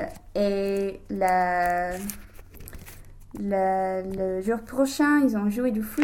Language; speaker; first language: French; non-native, learner; English